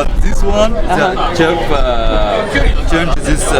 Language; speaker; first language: English; non-native, learner; Arabic